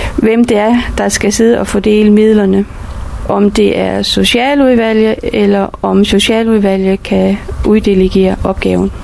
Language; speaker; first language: Danish; native; Danish